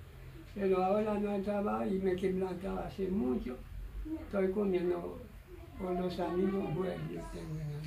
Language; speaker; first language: Spanish; non-native, learner; Haitian Creole